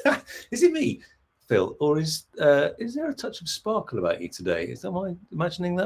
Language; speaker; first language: English; native; English